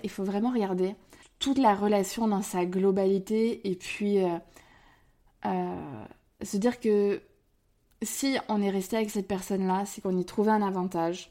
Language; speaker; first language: French; native; French